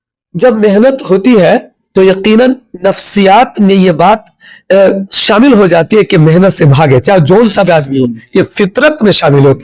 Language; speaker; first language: Urdu; native; Urdu